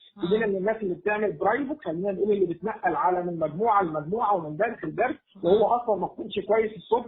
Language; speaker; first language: Arabic; native; Arabic